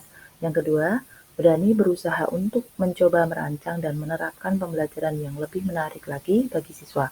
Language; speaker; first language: Indonesian; native; Indonesian